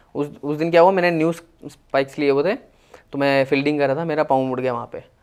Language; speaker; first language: Hindi; native; Hindi